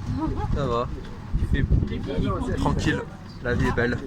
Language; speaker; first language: French; native; French